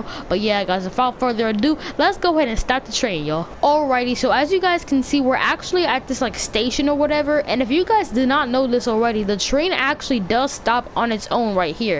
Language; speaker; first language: English; native; English